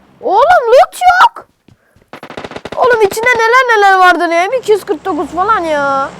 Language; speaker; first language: Turkish; native; Turkish